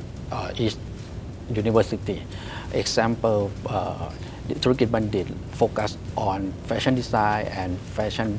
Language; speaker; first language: English; non-native, learner; Thai